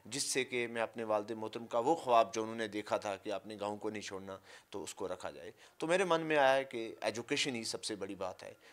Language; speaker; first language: Urdu; non-native, local second language; Punjabi